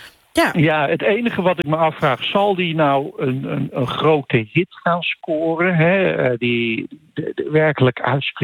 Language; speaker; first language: Dutch; native; Dutch